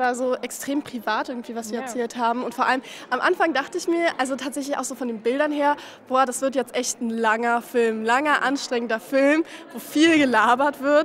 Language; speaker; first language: German; native; German